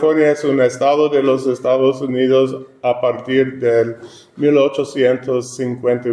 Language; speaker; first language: Spanish; non-native, learner; English